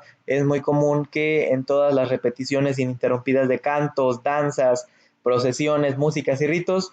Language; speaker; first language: Spanish; native; Spanish